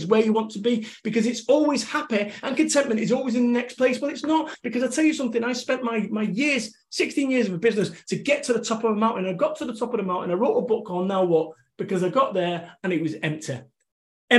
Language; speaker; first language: English; native; English